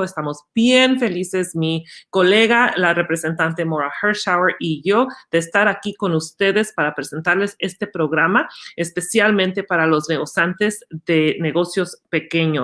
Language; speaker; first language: Spanish; early bilingual, other home language; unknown